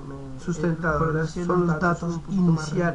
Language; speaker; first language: Spanish; native; Spanish